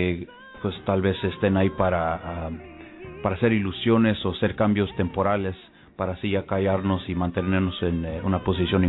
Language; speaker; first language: Spanish; early bilingual, heritage; Spanish